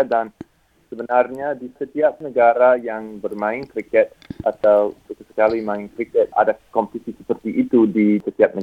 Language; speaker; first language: Indonesian; non-native, fluent; English